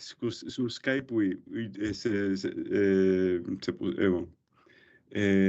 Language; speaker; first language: French; non-native, learner; English